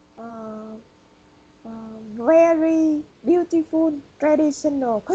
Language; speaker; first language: English; non-native, learner; Vietnamese